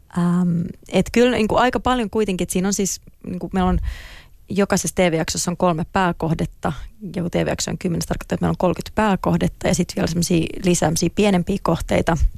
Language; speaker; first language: Finnish; native; Finnish